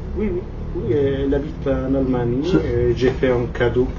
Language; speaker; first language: French; non-native, learner; Kurdish